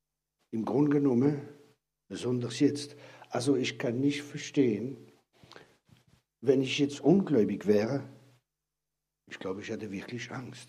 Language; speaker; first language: German; non-native, fluent; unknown